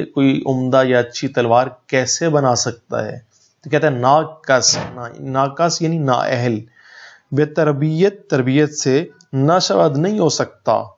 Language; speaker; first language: Urdu; native; Urdu